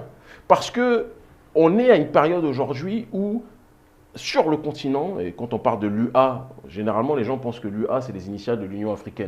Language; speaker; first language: French; native; French